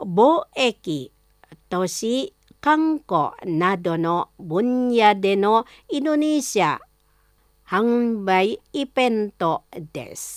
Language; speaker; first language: Japanese; non-native, fluent; Indonesian